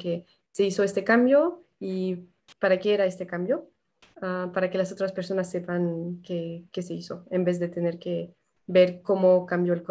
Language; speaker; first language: Spanish; non-native, fluent; French